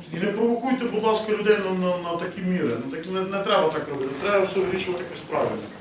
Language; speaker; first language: Ukrainian; native; Ukrainian